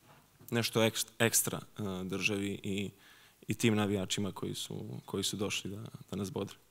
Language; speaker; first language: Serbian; early bilingual, heritage; Serbian